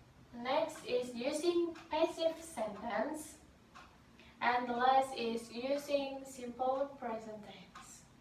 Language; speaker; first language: English; non-native, learner; Indonesian